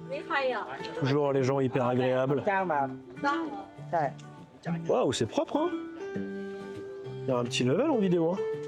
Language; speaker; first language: French; native; French